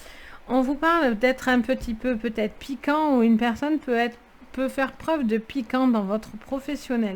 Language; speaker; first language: French; native; French